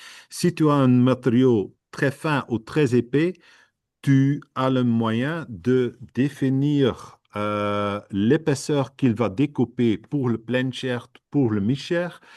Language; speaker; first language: French; non-native, fluent; Dutch